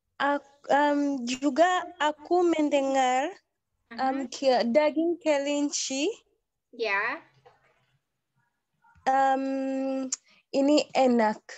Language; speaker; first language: Indonesian; non-native, learner; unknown